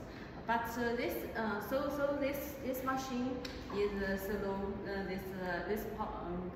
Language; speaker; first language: English; non-native, learner; Chinese